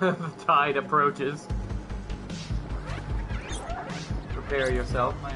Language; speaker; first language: English; native; English